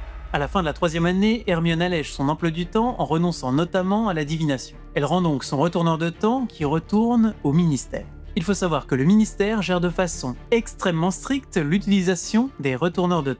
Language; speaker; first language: French; native; French